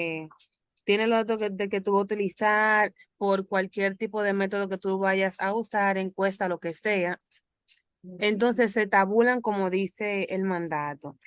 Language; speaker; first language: Spanish; native; Spanish